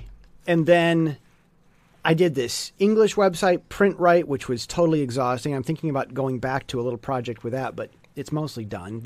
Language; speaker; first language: English; native; English